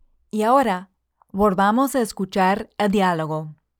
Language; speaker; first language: Spanish; non-native, fluent; English